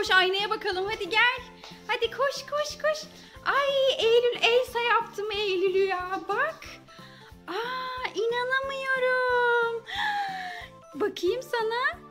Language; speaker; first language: Turkish; native; Turkish